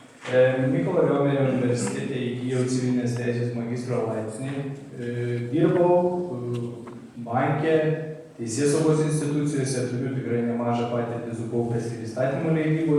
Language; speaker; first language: Lithuanian; native; Lithuanian